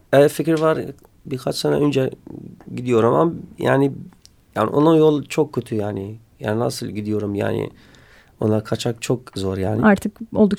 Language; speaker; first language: Turkish; non-native, learner; Kurdish